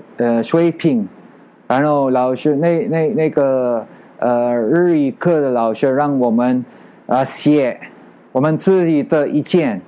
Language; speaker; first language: Chinese; non-native, learner; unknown